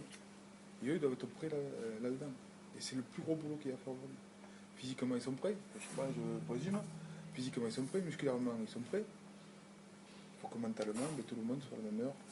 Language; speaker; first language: French; native; French